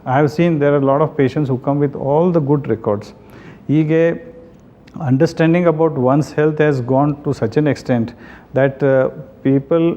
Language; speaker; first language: English; non-native, local second language; Kannada